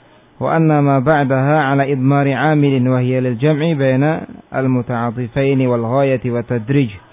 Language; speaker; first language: Arabic; non-native, fluent; Indonesian